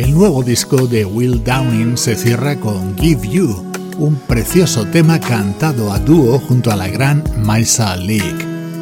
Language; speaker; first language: Spanish; native; Spanish